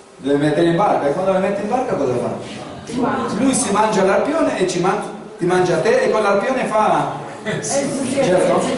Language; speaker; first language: Italian; non-native, fluent; Spanish